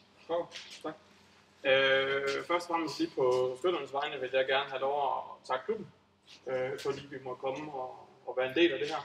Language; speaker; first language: Danish; native; Danish